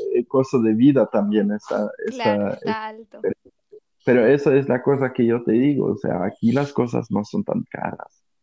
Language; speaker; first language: Spanish; non-native, fluent; German